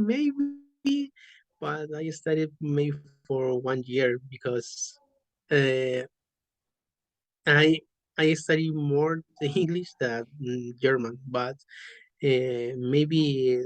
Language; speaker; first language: English; non-native, learner; Spanish